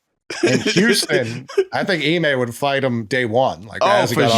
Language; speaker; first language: English; native; English